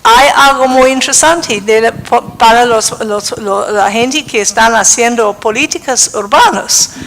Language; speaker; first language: Spanish; non-native, fluent; English